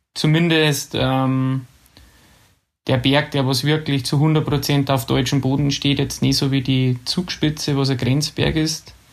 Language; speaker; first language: German; native; German